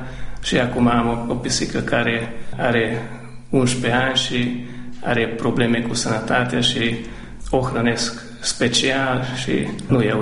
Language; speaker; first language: Romanian; non-native, local second language; Hungarian